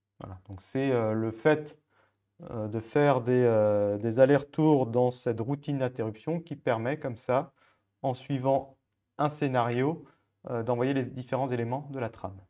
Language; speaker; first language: French; native; French